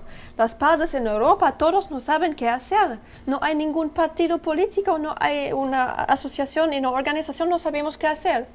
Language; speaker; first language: Spanish; non-native, learner; French